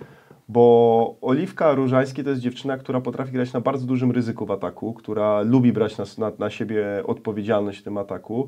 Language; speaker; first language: Polish; native; Polish